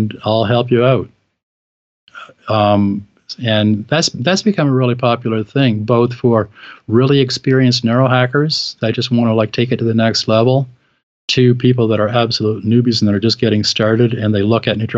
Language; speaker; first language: English; native; English